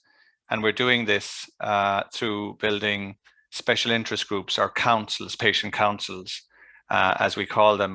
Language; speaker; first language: English; native; English